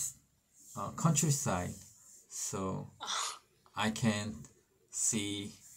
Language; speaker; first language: English; non-native, learner; Korean